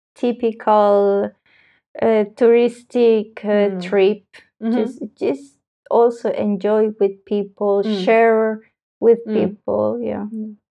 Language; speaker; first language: English; non-native, learner; Spanish